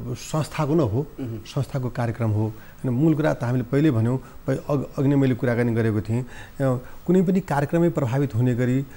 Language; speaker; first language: Nepali; non-native, local second language; Maithili